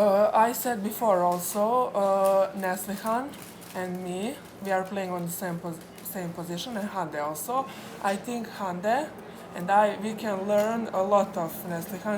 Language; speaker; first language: English; non-native, fluent; Serbian